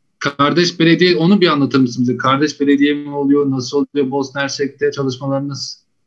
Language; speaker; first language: Turkish; native; Turkish